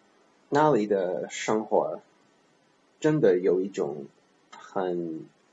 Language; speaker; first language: Chinese; non-native, learner; English